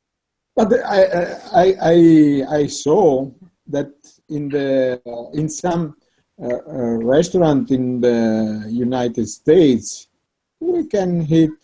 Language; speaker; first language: English; non-native, learner; Italian